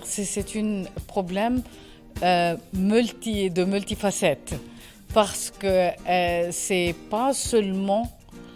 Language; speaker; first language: French; non-native, learner; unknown